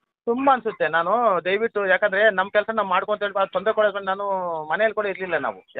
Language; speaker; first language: Kannada; native; Kannada